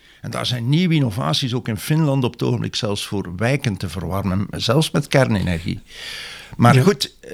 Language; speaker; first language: Dutch; native; Dutch